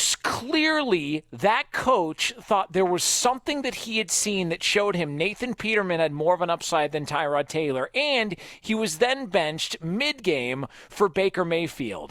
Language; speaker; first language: English; native; English